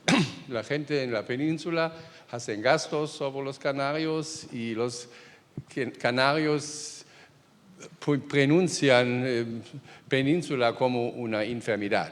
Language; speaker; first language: Spanish; non-native, fluent; German